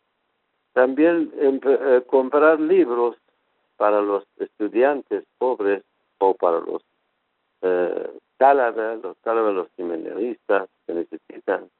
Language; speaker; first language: Spanish; non-native, fluent; Persian